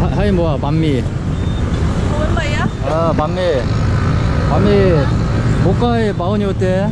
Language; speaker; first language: Vietnamese; non-native, learner; Korean